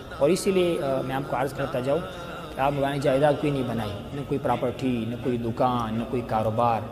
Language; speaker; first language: Urdu; non-native, local second language; Pashto